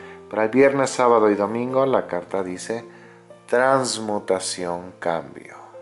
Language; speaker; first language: Spanish; native; Spanish